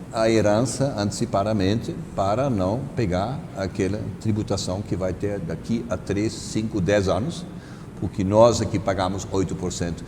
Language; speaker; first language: Portuguese; non-native, fluent; German